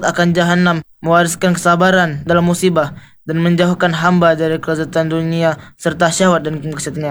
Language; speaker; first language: Indonesian; native; Indonesian